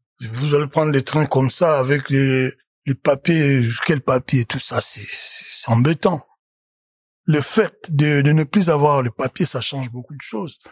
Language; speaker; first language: French; non-native, local second language; Lingala